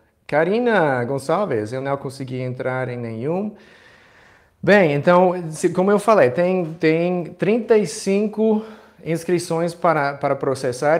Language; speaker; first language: Portuguese; non-native, fluent; English